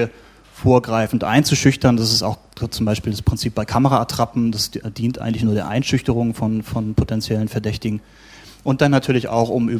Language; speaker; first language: German; native; German